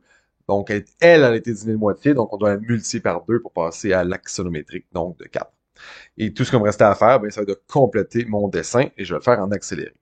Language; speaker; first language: French; native; French